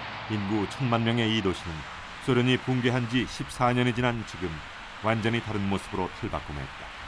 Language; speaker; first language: Korean; native; Korean